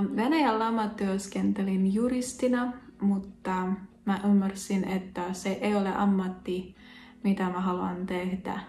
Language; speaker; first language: Finnish; non-native, learner; Russian